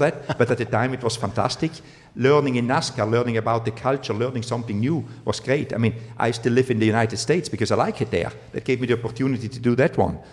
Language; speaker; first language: English; non-native, fluent; German